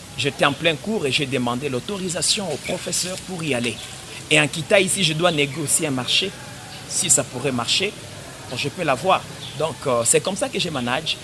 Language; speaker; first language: French; non-native, local second language; Swahili